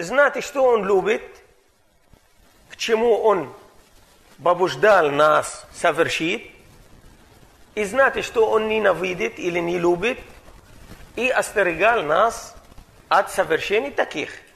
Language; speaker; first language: Russian; non-native, fluent; Arabic